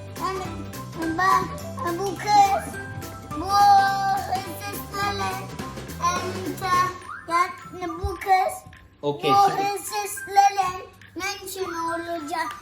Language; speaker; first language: Turkish; early bilingual, heritage; Turkish